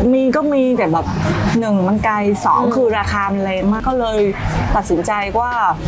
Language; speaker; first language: Thai; non-native, fluent; Vietnamese